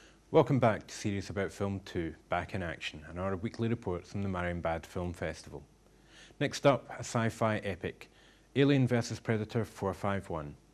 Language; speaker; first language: English; native; English